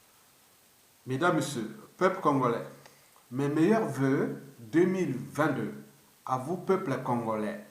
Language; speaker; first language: French; non-native, local second language; Lingala